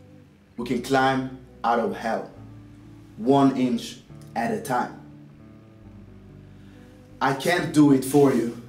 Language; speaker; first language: English; non-native, fluent; Swedish